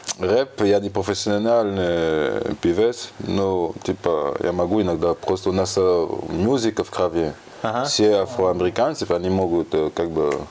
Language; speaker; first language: Russian; non-native, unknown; French